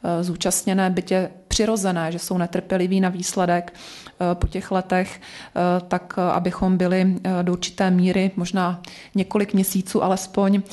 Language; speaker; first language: Czech; native; Czech